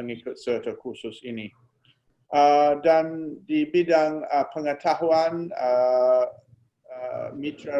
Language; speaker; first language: Indonesian; non-native, fluent; English